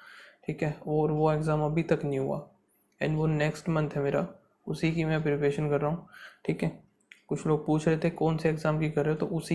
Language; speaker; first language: Hindi; native; Hindi